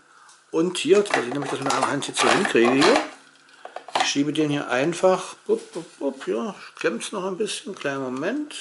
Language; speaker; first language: German; native; German